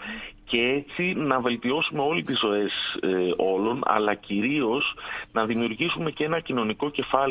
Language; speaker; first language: Greek; native; Greek